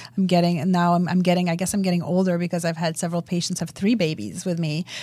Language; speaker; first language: English; early bilingual, other home language; Romanian